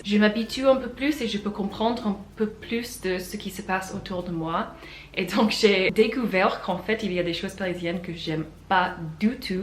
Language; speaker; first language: French; non-native, fluent; English